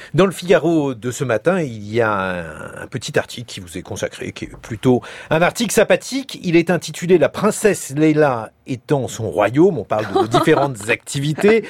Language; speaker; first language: French; native; French